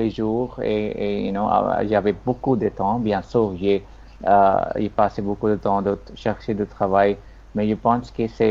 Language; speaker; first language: French; non-native, learner; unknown